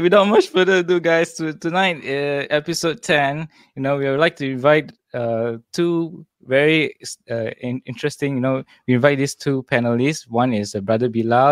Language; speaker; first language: English; non-native, local second language; Malay